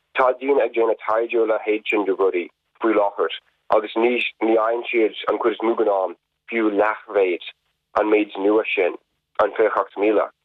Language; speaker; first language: Irish; non-native, fluent; English